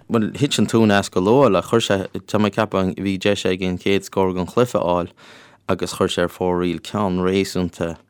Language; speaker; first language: Irish; native; Irish